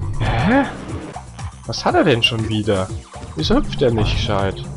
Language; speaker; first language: German; native; German